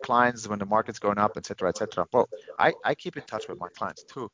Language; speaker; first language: English; non-native, fluent; Finnish